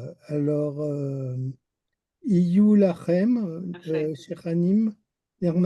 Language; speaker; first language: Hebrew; non-native, learner; French